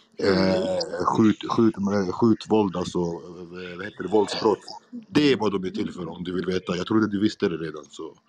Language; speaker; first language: Swedish; non-native, fluent; Arabic